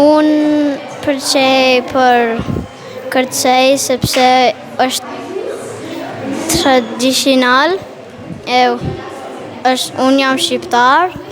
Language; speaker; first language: Albanian; early bilingual, heritage; Albanian